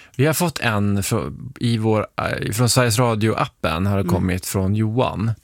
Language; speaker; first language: Swedish; native; Swedish